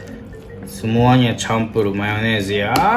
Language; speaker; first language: Indonesian; non-native, learner; Japanese